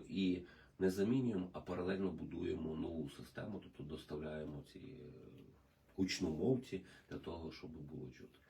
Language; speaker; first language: Ukrainian; native; Ukrainian